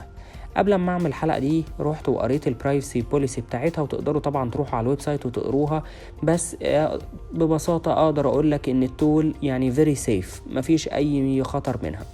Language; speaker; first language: Arabic; native; Arabic